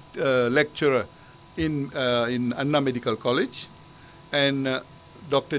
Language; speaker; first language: English; non-native, local second language; Morisyen